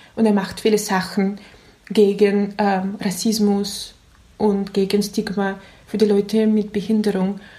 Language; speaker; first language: German; non-native, learner; Russian